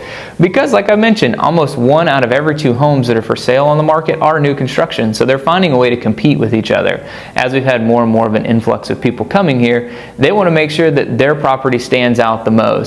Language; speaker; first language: English; native; English